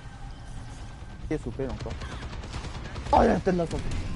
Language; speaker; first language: French; native; French